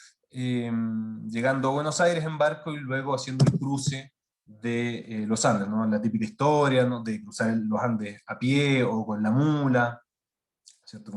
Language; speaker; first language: Spanish; native; Spanish